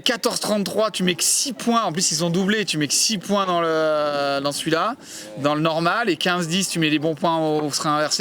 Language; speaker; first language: French; native; French